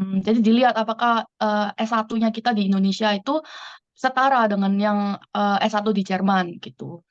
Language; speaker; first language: Indonesian; native; Indonesian